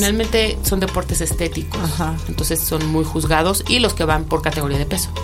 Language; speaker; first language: Spanish; native; Spanish